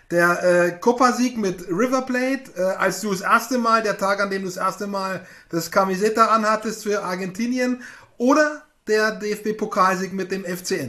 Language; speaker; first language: German; native; German